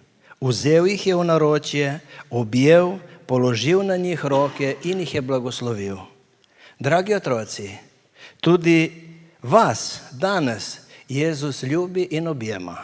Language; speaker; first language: Slovenian; native; Slovenian